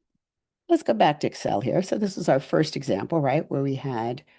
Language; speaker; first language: English; native; English